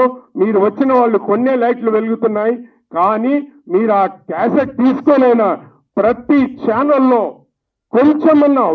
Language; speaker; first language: Telugu; native; Telugu